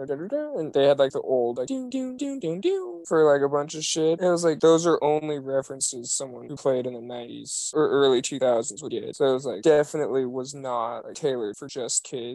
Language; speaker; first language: English; native; English